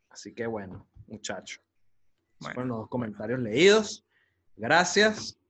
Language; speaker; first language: Spanish; native; Spanish